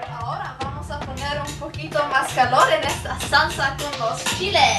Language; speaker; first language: Spanish; non-native, learner; English